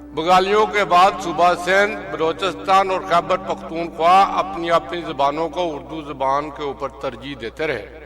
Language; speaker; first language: Urdu; non-native, local second language; Punjabi